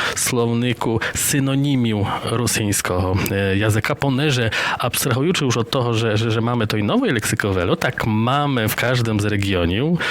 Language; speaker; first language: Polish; non-native, local second language; Rusyn